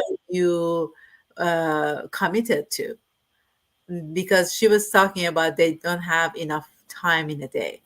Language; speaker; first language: English; non-native, fluent; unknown